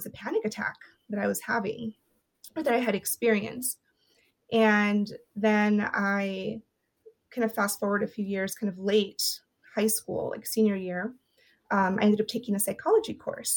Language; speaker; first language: English; early bilingual, other home language; Spanish